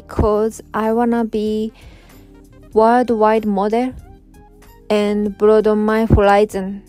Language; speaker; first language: English; non-native, learner; Japanese